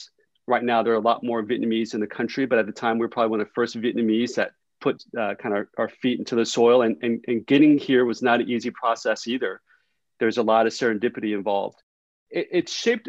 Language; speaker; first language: English; early bilingual, other home language; Vietnamese